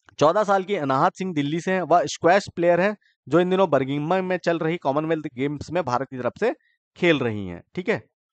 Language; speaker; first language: Hindi; native; Hindi